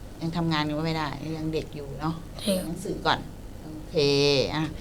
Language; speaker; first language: Thai; native; Thai